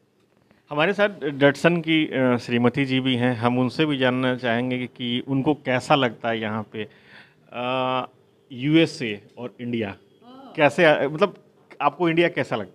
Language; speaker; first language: Hindi; native; Hindi